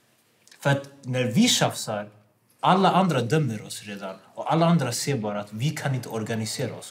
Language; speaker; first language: Swedish; non-native, local second language; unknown